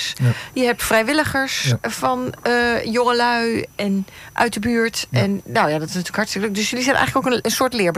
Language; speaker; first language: Dutch; native; Dutch